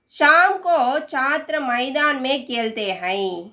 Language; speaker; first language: Hindi; non-native, local second language; Tamil